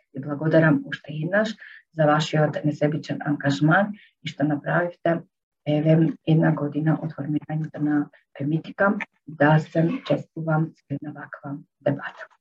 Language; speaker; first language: Macedonian; native; Macedonian